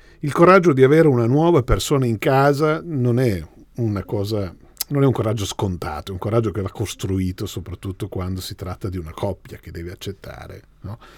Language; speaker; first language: Italian; native; Italian